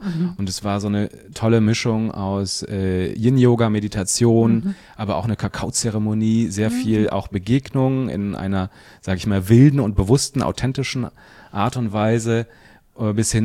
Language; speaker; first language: German; native; German